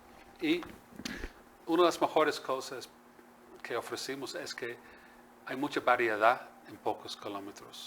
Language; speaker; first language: Spanish; non-native, fluent; English